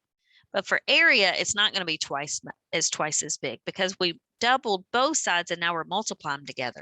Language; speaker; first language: English; native; English